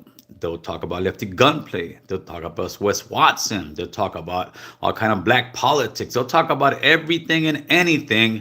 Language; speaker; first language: English; native; English